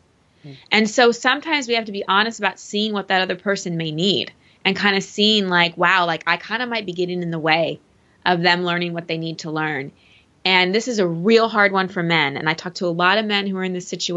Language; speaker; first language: English; native; English